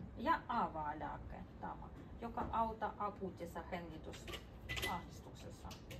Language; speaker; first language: Finnish; non-native, fluent; Russian